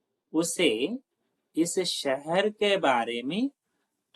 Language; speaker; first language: Hindi; non-native, local second language; Telugu